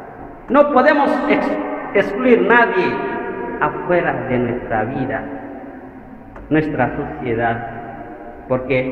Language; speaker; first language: Spanish; non-native, fluent; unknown